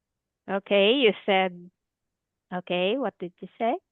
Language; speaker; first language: English; non-native, fluent; Filipino